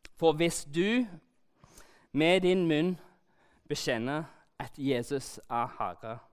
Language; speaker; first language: Norwegian; non-native, learner; English